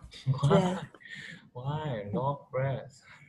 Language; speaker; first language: English; non-native, fluent; Vietnamese